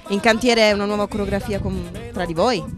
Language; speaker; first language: Italian; native; Italian